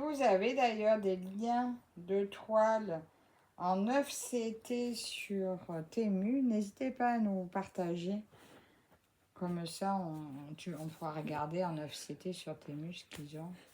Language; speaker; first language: French; native; French